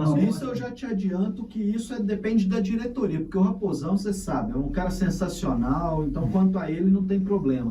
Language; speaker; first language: Portuguese; native; Portuguese